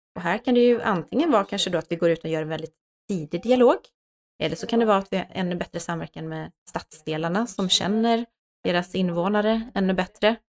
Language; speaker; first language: Swedish; native; Swedish